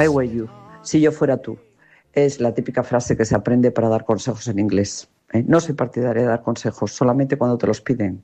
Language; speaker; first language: Spanish; native; Spanish